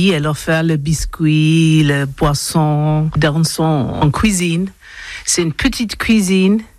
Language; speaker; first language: French; non-native, learner; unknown